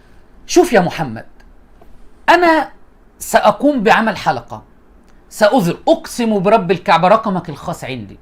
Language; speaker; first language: Arabic; native; Arabic